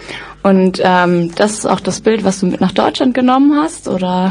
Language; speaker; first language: German; native; German